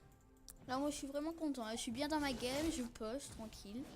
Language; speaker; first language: French; native; French